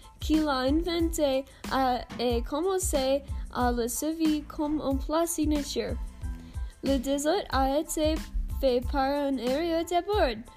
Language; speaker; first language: French; non-native, learner; English